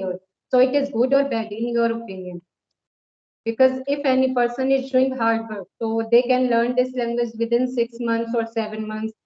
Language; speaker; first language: English; non-native, local second language; Hindi